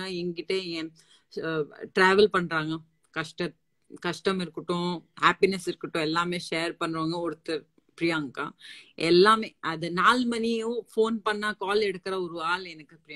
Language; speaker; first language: Tamil; non-native, local second language; Assamese